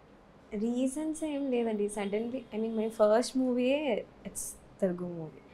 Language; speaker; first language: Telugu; non-native, learner; Malayalam